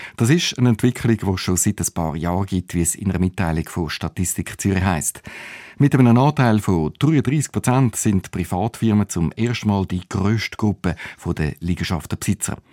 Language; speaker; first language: German; native; German